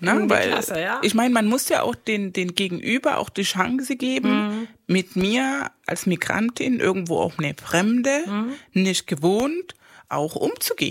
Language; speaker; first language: German; non-native, fluent; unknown